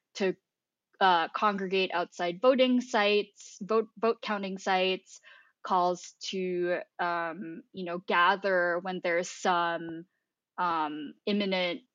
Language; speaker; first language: English; non-native, local second language; Filipino